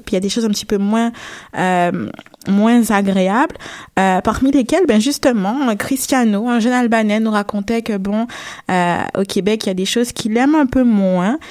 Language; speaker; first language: French; native; French